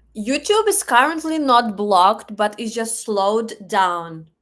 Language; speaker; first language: English; non-native, fluent; Russian